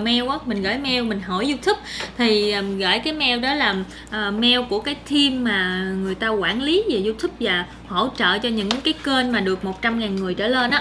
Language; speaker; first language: Vietnamese; native; Vietnamese